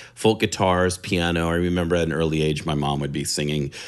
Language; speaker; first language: English; native; English